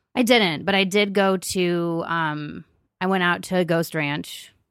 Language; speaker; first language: English; native; English